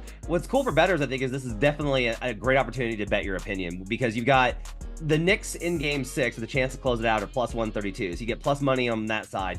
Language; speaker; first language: English; native; English